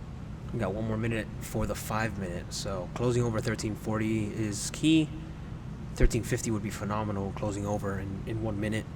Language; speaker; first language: English; native; English